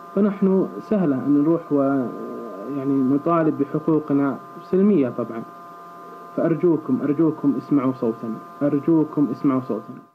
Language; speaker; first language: Arabic; native; Arabic